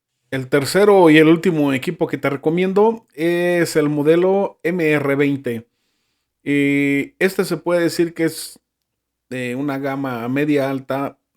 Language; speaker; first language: Spanish; native; Spanish